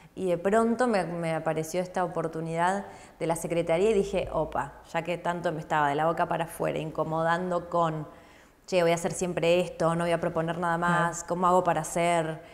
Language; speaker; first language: Spanish; native; Spanish